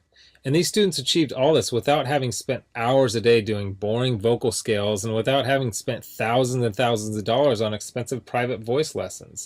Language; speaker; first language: English; native; English